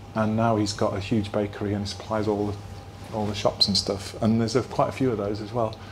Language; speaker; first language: English; native; English